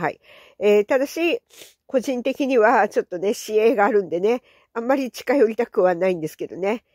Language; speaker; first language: Japanese; native; Japanese